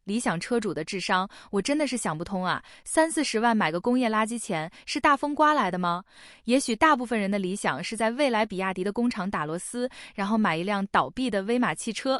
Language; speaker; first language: Chinese; native; Chinese